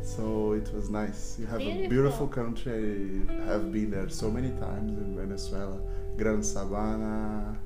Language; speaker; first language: English; non-native, fluent; Portuguese